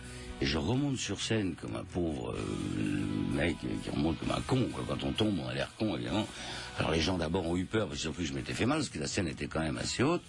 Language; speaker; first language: French; native; French